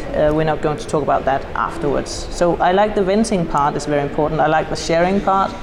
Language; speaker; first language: English; non-native, fluent; Danish